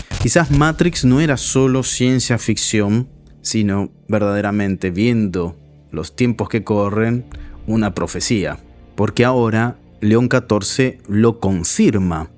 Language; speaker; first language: Spanish; native; Spanish